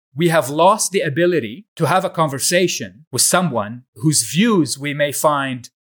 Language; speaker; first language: English; non-native, fluent; Arabic